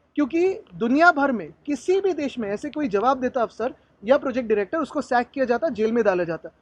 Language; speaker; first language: Hindi; non-native, local second language; Marathi